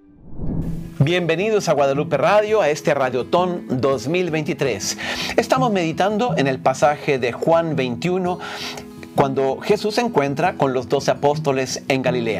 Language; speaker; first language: Spanish; non-native, fluent; Portuguese